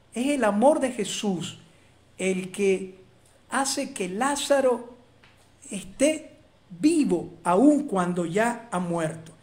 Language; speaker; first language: Spanish; native; Spanish